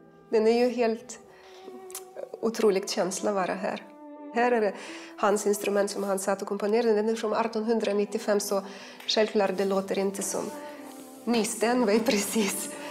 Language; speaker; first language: Swedish; non-native, fluent; Ukrainian